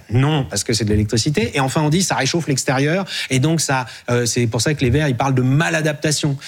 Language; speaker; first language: French; native; French